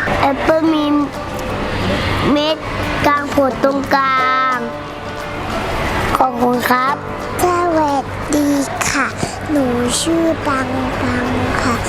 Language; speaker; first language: Thai; native; Thai